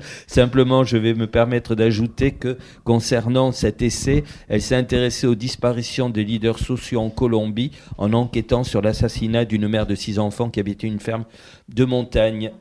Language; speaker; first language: French; native; French